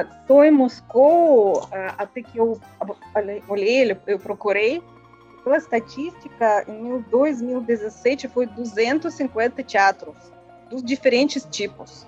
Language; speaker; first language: Portuguese; non-native, learner; Russian